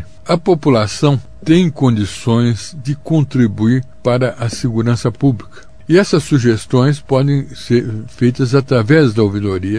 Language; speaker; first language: Portuguese; native; Portuguese